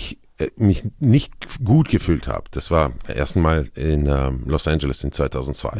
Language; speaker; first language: German; non-native, fluent; Croatian